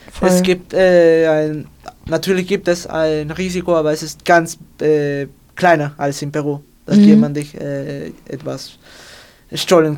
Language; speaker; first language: German; non-native, learner; Spanish